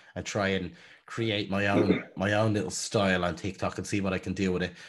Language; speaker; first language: English; native; English